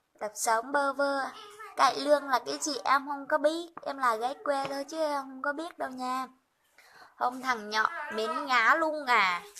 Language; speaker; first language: Vietnamese; non-native, local second language; Hmong